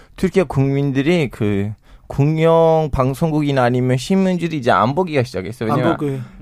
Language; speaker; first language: Korean; non-native, fluent; Turkish